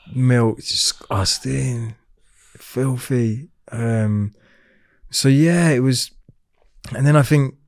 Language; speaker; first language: English; native; English